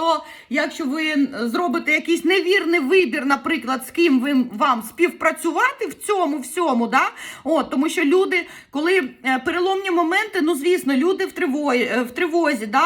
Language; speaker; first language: Ukrainian; native; Ukrainian